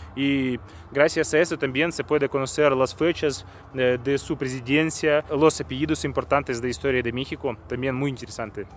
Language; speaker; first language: Spanish; non-native, learner; Russian